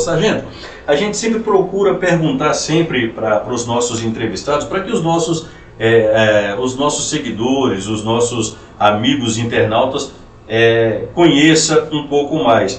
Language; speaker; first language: Portuguese; native; Portuguese